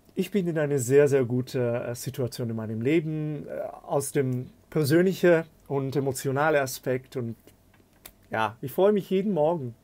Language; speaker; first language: German; non-native, fluent; Hebrew